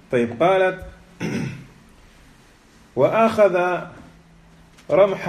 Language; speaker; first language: Arabic; non-native, fluent; French